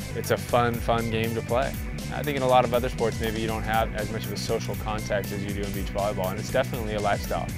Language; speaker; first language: English; native; English